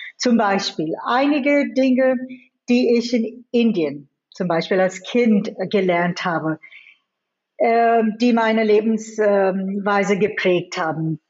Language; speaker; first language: German; non-native, fluent; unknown